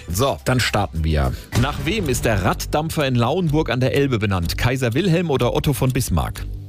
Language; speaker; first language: German; non-native, fluent; French